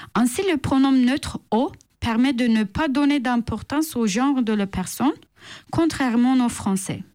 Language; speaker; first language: French; non-native, fluent; Turkish